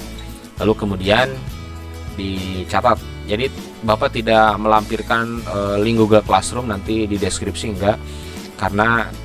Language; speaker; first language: Indonesian; native; Indonesian